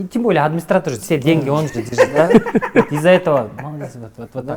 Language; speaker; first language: Russian; non-native, local second language; Kyrgyz